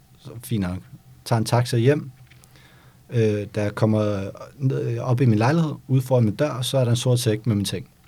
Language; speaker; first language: Danish; early bilingual, other home language; Bosnian